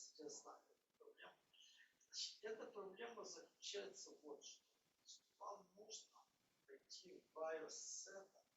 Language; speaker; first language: Russian; native; Russian